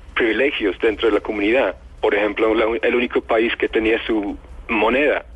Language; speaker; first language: Spanish; non-native, fluent; English